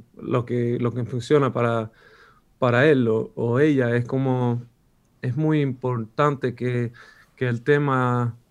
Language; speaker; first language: Spanish; non-native, fluent; Swedish